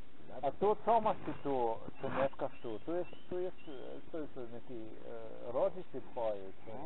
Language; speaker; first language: Polish; non-native, learner; Ukrainian